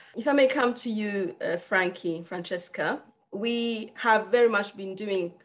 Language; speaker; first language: English; non-native, local second language; Kinyarwanda